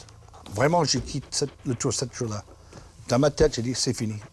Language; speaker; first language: French; non-native, fluent; English